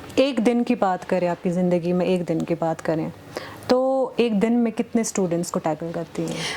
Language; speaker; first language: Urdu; non-native, local second language; Kashmiri